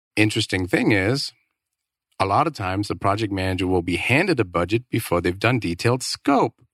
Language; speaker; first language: English; non-native, fluent; Danish